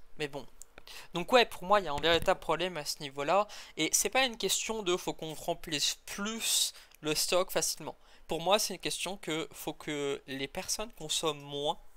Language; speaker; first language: French; native; French